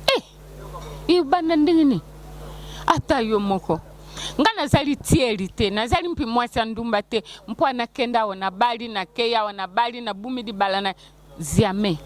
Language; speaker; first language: Lingala; non-native, local second language; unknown